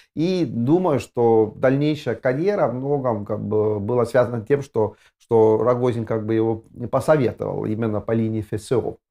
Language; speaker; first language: Russian; non-native, fluent; Estonian